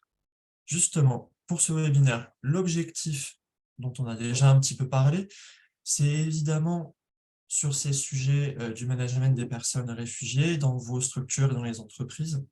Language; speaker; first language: French; native; French